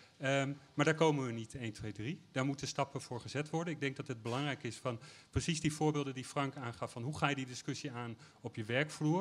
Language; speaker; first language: Dutch; native; Dutch